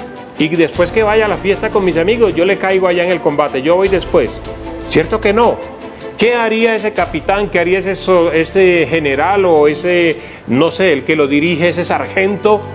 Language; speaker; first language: Spanish; native; Spanish